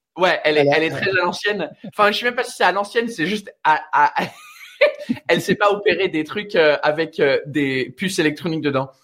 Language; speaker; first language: French; non-native, fluent; English